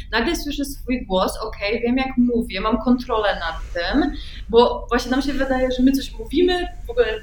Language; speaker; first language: Polish; early bilingual, heritage; Polish